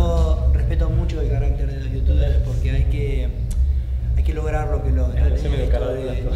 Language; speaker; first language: Spanish; native; Spanish